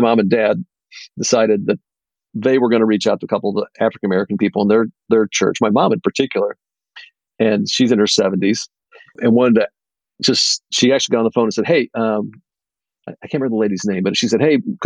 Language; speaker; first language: English; native; English